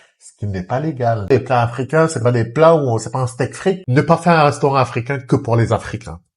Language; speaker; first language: French; early bilingual, other home language; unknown